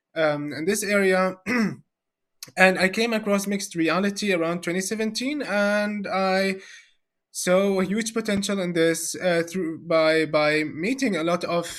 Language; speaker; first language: English; non-native, fluent; Arabic